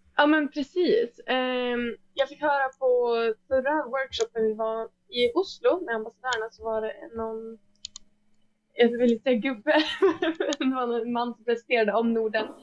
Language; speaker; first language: Swedish; native; Swedish